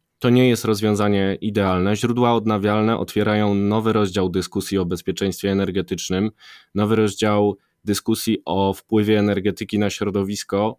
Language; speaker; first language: Polish; native; Polish